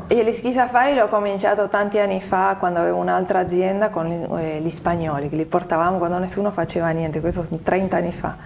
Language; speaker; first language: Italian; non-native, fluent; Spanish